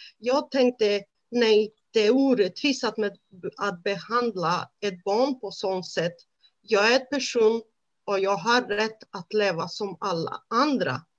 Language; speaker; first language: Swedish; non-native, fluent; Romany